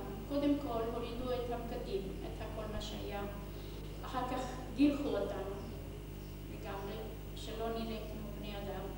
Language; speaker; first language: Hebrew; non-native, fluent; Hungarian